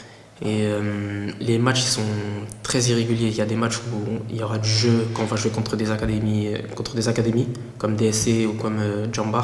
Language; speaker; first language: French; early bilingual, other home language; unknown